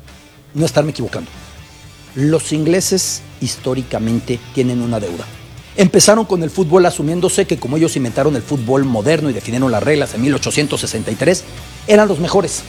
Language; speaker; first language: Spanish; native; Spanish